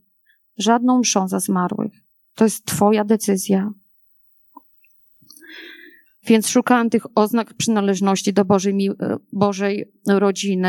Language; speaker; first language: Polish; native; Polish